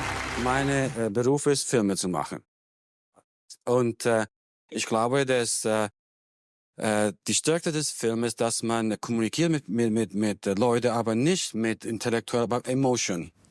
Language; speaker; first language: German; early bilingual, heritage; Italian